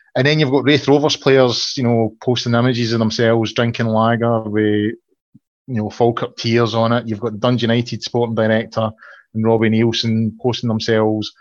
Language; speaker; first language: English; native; English